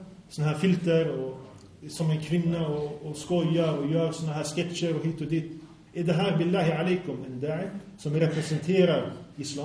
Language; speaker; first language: Swedish; early bilingual, other home language; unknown